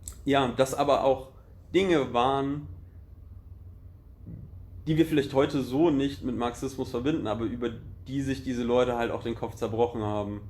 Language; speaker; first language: German; native; German